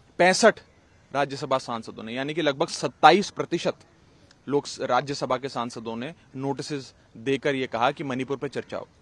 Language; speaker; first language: Hindi; native; Hindi